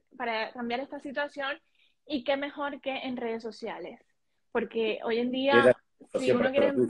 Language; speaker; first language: Spanish; native; Spanish